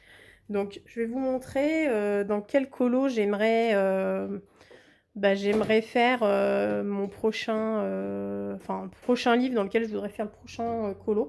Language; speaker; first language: French; native; French